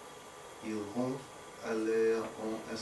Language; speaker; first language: French; non-native, learner; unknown